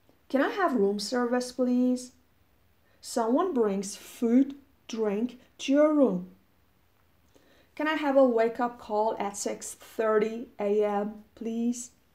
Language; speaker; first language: English; non-native, fluent; Persian